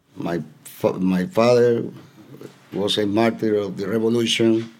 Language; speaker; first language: English; non-native, fluent; Spanish